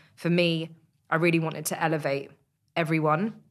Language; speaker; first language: English; native; English